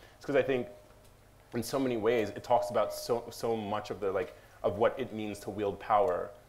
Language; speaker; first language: English; native; English